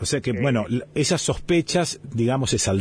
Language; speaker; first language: Spanish; native; Spanish